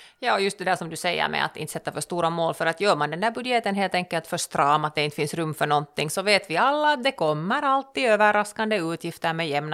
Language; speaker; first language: Swedish; native; Swedish